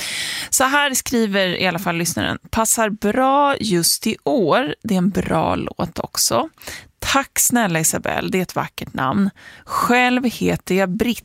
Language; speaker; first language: Swedish; native; Swedish